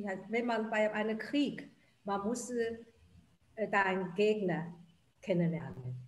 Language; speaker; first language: German; non-native, fluent; Chinese